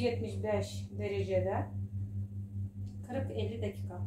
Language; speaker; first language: Turkish; non-native, fluent; Russian